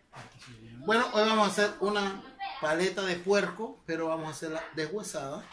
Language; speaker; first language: Spanish; native; Spanish